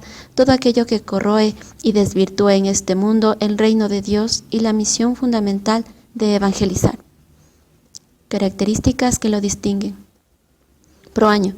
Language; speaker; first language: Spanish; native; Spanish